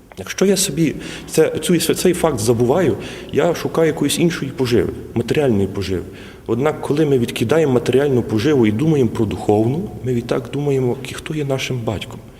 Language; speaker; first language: Ukrainian; native; Ukrainian